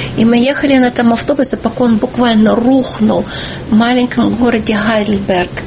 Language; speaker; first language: Russian; early bilingual, heritage; Russian